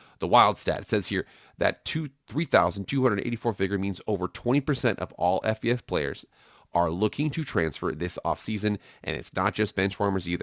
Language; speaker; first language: English; native; English